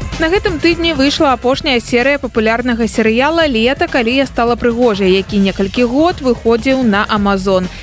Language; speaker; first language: Belarusian; native; Belarusian